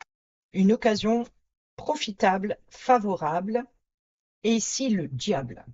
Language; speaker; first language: French; native; French